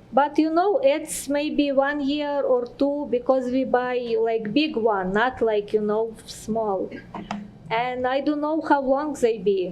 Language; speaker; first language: English; non-native, learner; Ukrainian